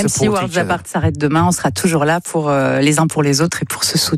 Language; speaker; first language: French; native; French